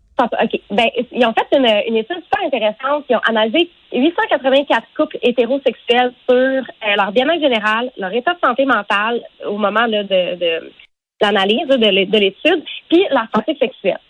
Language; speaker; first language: French; native; French